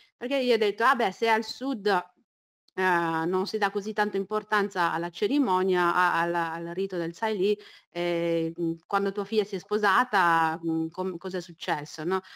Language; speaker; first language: Italian; early bilingual, other home language; Chinese